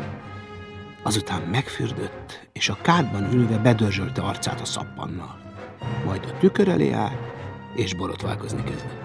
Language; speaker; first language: Hungarian; native; Hungarian